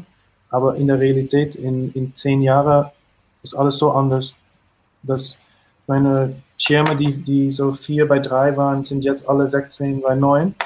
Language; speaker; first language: German; non-native, fluent; Dutch